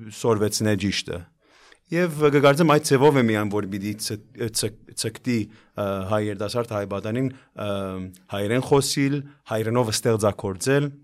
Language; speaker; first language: Armenian; early bilingual, heritage; Armenian